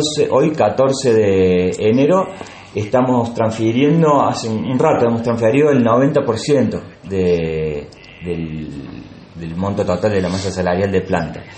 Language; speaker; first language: Spanish; native; Spanish